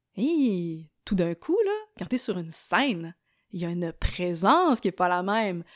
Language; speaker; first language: French; native; French